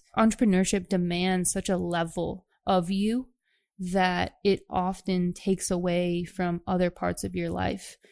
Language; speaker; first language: English; native; English